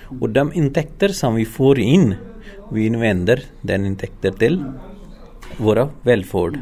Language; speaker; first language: Swedish; non-native, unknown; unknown